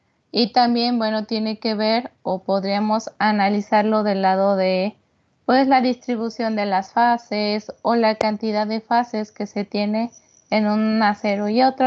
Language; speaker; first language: Spanish; native; Spanish